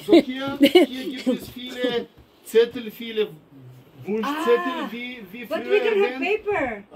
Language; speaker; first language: German; non-native, fluent; Bulgarian